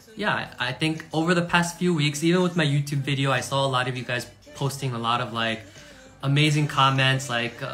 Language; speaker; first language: English; early bilingual, other home language; Korean